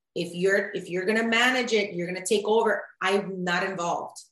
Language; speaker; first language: English; early bilingual, other home language; Spanish